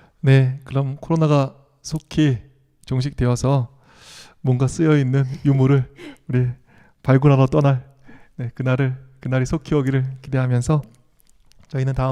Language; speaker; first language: Korean; native; Korean